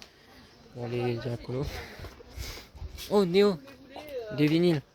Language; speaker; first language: French; native; French